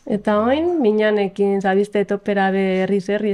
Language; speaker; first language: Basque; native; Basque